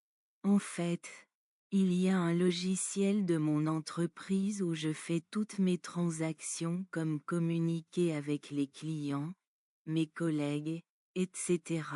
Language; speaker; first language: French; non-native, learner; Bangla